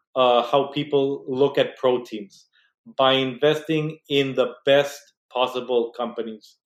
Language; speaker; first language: English; non-native, fluent; Spanish